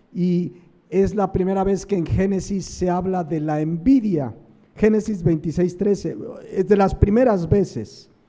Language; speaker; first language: Spanish; native; Spanish